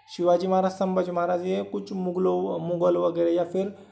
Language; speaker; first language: Hindi; non-native, local second language; Marathi